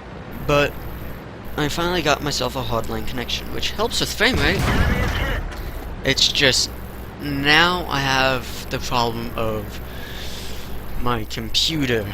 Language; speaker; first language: English; native; English